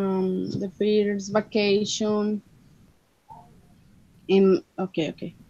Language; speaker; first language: English; non-native, learner; Spanish